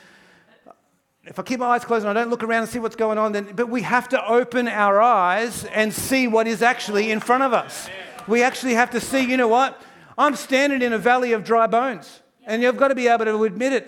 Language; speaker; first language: English; native; English